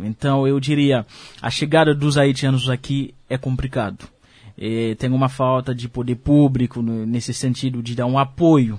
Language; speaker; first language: Portuguese; non-native, fluent; Haitian Creole